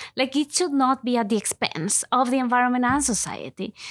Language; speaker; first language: English; non-native, fluent; Spanish